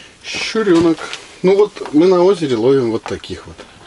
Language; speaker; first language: Russian; native; Russian